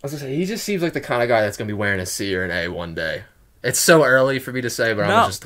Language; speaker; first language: English; native; English